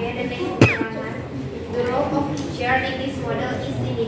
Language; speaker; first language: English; non-native, learner; Indonesian